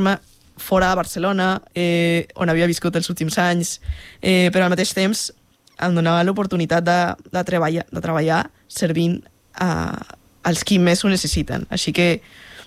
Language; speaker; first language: Catalan; non-native, fluent; Spanish